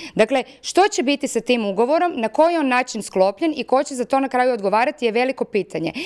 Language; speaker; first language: Croatian; native; Croatian